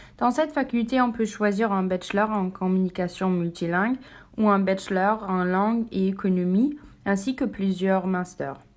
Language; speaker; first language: French; native; French